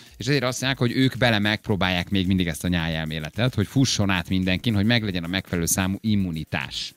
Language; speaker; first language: Hungarian; native; Hungarian